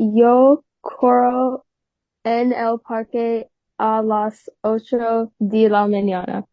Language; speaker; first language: Spanish; non-native, learner; English